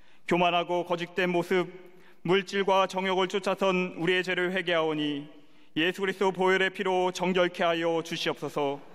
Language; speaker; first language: Korean; native; Korean